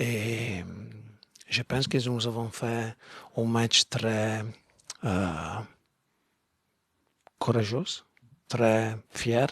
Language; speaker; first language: French; non-native, learner; Italian